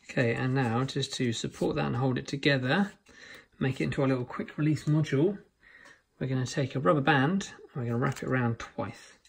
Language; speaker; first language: English; native; English